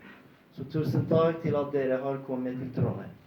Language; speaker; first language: Norwegian; non-native, fluent; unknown